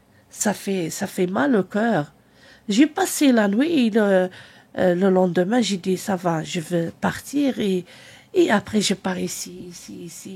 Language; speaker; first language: French; non-native, learner; Arabic